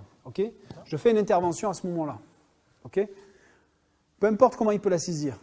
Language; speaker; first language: French; native; French